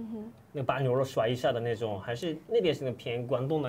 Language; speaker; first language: Chinese; non-native, fluent; Japanese